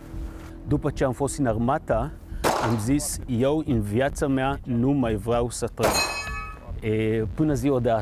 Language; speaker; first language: Romanian; non-native, fluent; Hebrew